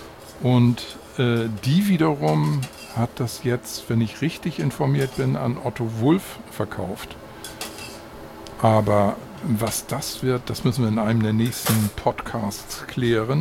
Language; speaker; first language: German; native; German